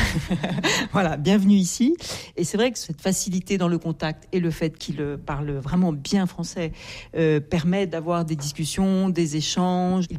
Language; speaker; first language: French; native; French